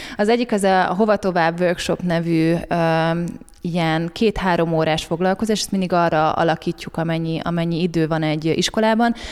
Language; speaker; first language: Hungarian; native; Hungarian